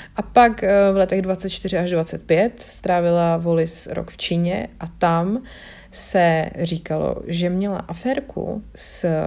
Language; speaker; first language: Czech; native; Czech